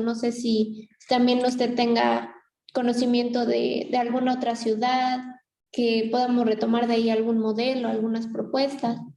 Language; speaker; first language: Spanish; native; Spanish